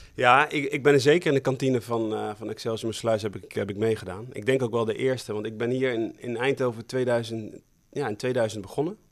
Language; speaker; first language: Dutch; native; Dutch